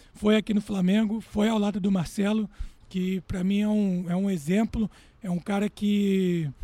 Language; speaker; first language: Portuguese; native; Portuguese